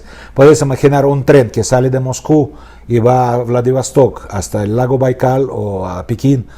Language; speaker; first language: Spanish; non-native, fluent; Russian